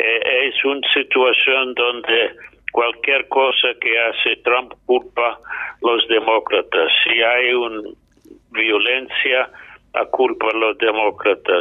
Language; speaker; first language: Spanish; non-native, fluent; English